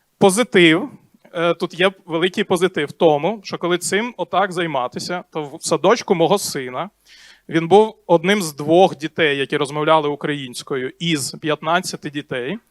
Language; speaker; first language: Ukrainian; non-native, local second language; Russian